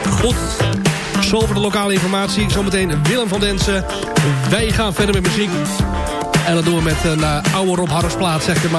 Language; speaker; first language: Dutch; native; Dutch